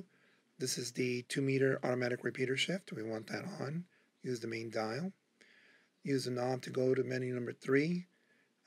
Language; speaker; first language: English; native; English